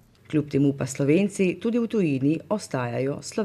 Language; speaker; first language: Slovenian; native; Slovenian